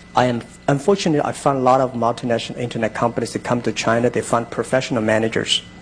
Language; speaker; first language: English; non-native, fluent; Chinese